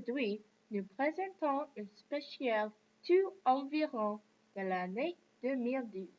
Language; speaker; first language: French; non-native, learner; English